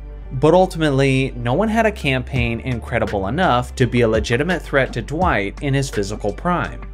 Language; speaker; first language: English; native; English